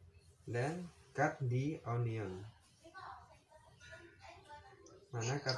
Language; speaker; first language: English; non-native, learner; Indonesian